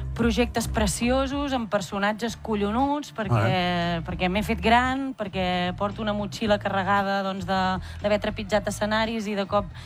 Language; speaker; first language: Catalan; native; Catalan